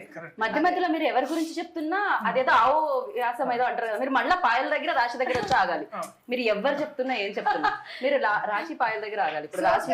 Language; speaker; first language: Telugu; native; Telugu